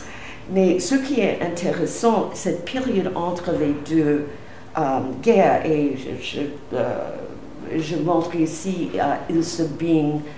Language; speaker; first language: French; non-native, fluent; English